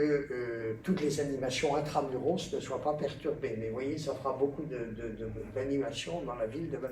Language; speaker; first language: French; native; French